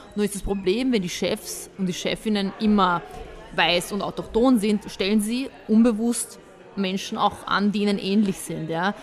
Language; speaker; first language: German; early bilingual, other home language; Bosnian